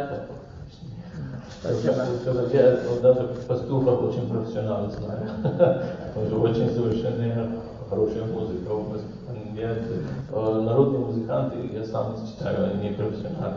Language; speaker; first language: Russian; non-native, learner; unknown